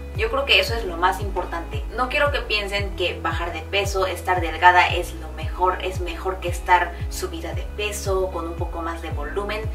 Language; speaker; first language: Spanish; non-native, fluent; Korean